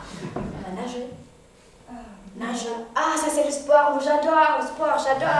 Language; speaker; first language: French; non-native, learner; Japanese